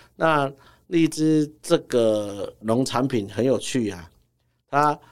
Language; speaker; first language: Chinese; native; Chinese